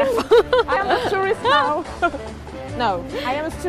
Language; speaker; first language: English; non-native, fluent; French